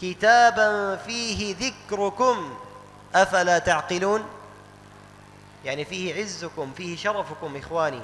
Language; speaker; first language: Arabic; native; Arabic